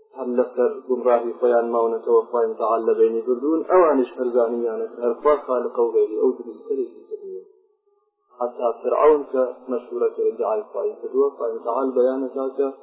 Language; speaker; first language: Central Kurdish; non-native, local second language; Gurani